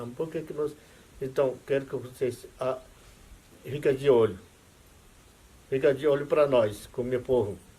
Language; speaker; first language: Portuguese; non-native, local second language; Yanomámi